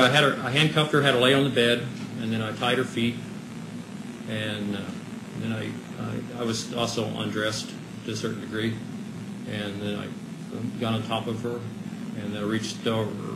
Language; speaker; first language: English; native; English